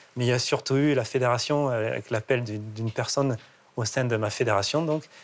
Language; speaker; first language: French; native; French